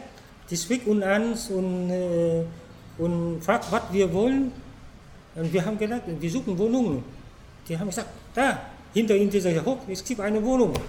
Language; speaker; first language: German; non-native, fluent; Vietnamese